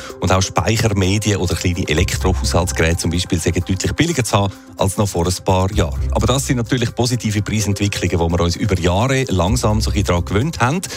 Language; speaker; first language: German; native; German